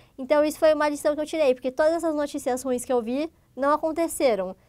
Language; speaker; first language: Portuguese; native; Portuguese